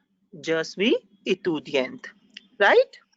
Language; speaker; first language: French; non-native, learner; Hindi